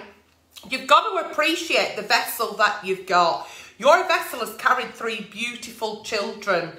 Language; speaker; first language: English; native; English